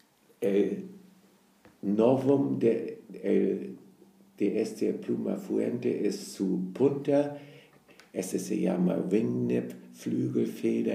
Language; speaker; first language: Spanish; non-native, fluent; German